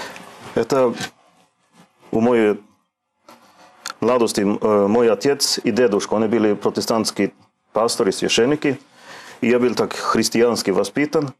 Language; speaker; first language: Russian; non-native, learner; Swedish